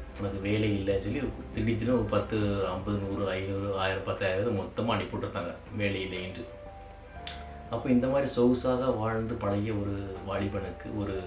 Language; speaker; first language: Tamil; native; Tamil